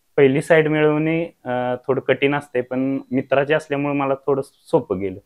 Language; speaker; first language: Marathi; native; Marathi